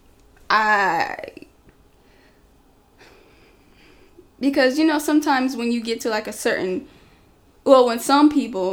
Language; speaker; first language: English; native; English